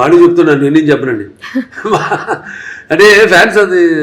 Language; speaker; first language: Telugu; native; Telugu